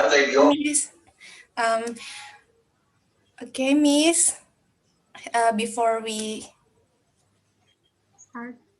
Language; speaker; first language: English; non-native, learner; Indonesian